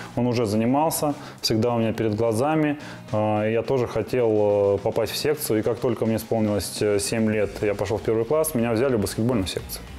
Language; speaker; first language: Russian; native; Russian